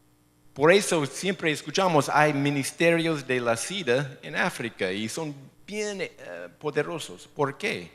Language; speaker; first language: Spanish; non-native, fluent; English